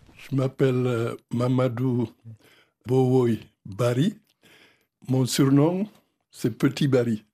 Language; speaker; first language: French; non-native, local second language; Fula